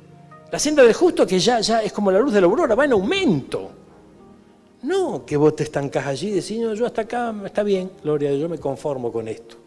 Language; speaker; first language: Spanish; native; Spanish